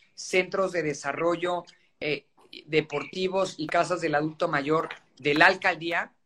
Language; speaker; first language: Spanish; native; Spanish